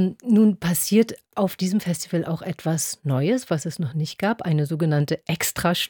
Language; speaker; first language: German; native; German